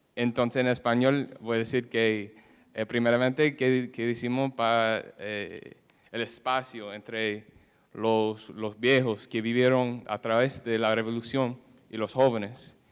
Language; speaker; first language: Spanish; non-native, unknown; English